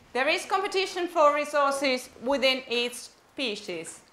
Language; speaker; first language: English; non-native, fluent; Finnish